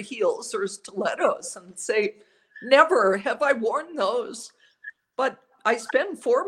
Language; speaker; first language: English; native; English